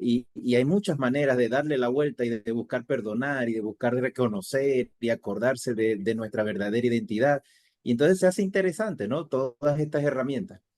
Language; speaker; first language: Spanish; native; Spanish